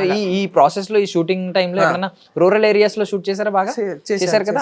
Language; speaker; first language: Telugu; native; Telugu